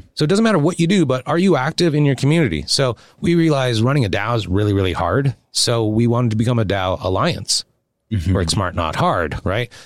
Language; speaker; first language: English; native; English